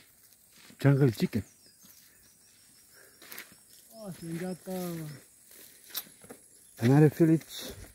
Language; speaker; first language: English; non-native, learner; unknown